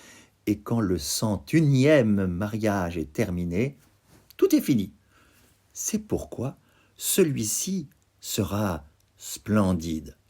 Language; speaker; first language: French; native; French